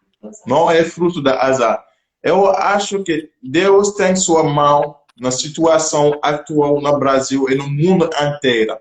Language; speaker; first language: Portuguese; non-native, local second language; French